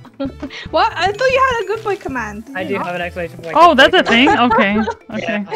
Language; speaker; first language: English; native; English